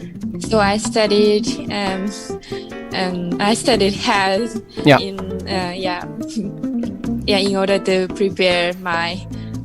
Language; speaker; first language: English; non-native, learner; Japanese